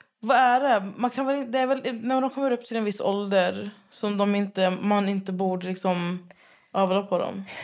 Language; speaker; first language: Swedish; native; Swedish